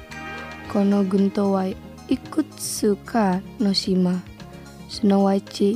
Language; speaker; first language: Japanese; non-native, fluent; Indonesian